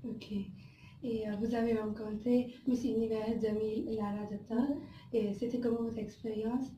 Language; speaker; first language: French; non-native, learner; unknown